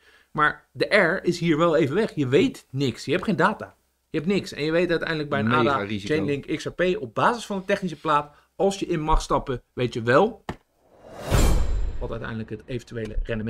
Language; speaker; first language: Dutch; native; Dutch